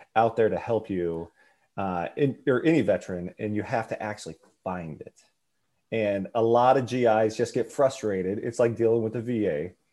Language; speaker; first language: English; native; English